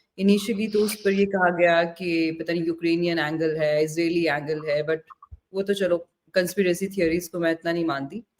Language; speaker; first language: Hindi; native; Hindi